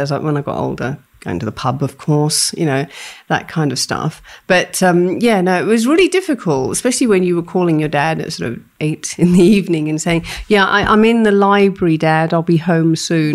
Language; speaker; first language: English; native; English